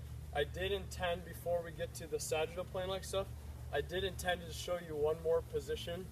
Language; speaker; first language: English; native; English